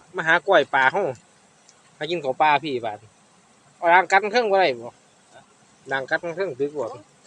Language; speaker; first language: Thai; native; Thai